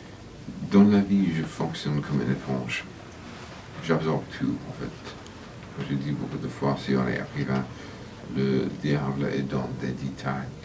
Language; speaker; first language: French; non-native, fluent; English